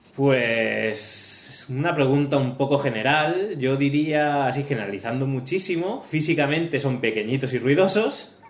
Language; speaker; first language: Spanish; native; Spanish